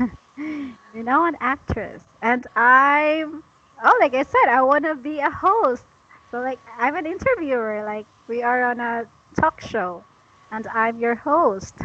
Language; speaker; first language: English; non-native, fluent; Cebuano